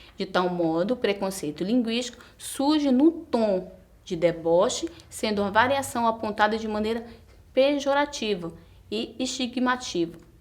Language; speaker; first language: Portuguese; native; Portuguese